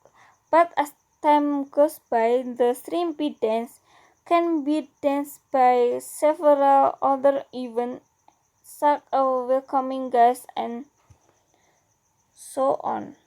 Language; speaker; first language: English; non-native, learner; Indonesian